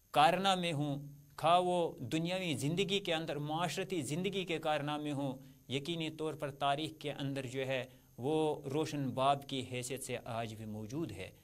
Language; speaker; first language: Urdu; non-native, local second language; Kashmiri